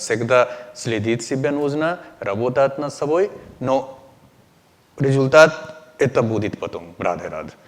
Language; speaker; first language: Russian; non-native, learner; Hindi